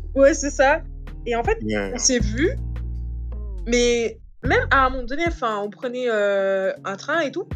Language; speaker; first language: French; non-native, local second language; Wolof